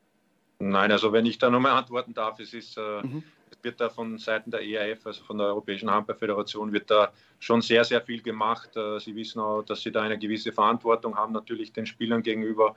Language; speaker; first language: German; native; German